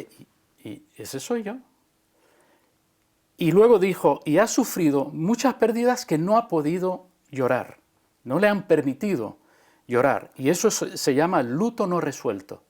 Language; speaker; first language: Spanish; early bilingual, other home language; English